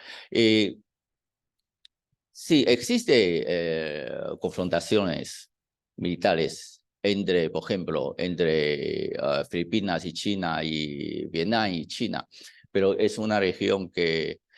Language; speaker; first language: Spanish; non-native, fluent; Chinese